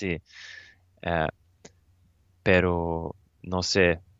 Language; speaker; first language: Spanish; non-native, learner; Swedish